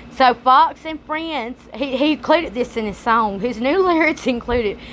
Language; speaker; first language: English; native; English